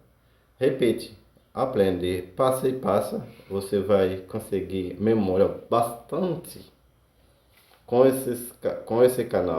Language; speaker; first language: Portuguese; non-native, learner; Haitian Creole